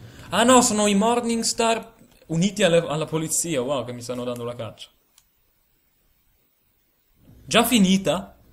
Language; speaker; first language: Italian; native; Italian